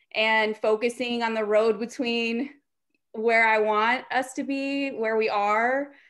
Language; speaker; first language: English; native; English